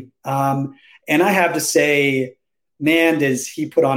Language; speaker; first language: English; native; English